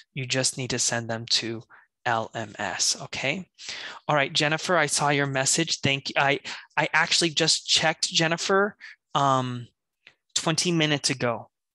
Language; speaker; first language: English; native; English